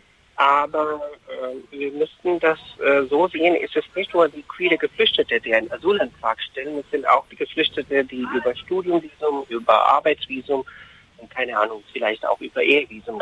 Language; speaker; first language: German; non-native, fluent; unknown